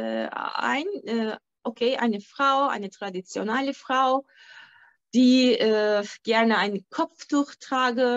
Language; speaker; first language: German; non-native, fluent; Turkish